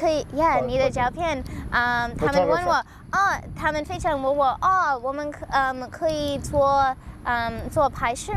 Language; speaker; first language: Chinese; non-native, learner; English